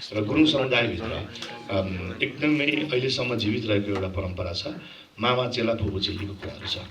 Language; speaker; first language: Nepali; non-native, local second language; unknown